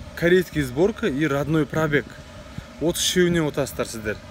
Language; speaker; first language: Russian; non-native, local second language; Kazakh